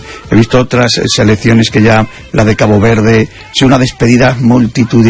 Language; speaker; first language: Spanish; native; Spanish